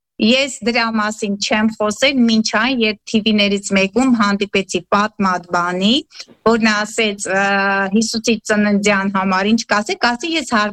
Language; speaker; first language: Armenian; native; Armenian